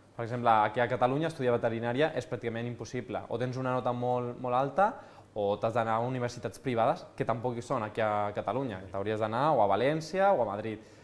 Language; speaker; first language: Catalan; native; Catalan